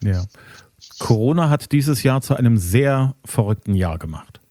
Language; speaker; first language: German; native; German